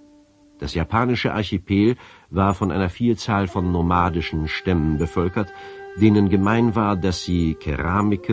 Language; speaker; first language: German; native; German